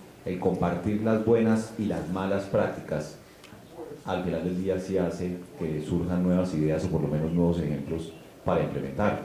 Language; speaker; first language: Spanish; native; Spanish